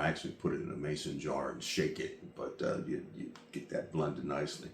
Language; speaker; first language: English; native; English